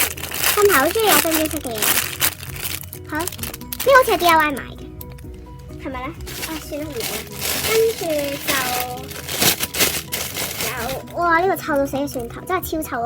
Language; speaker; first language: Cantonese; native; Cantonese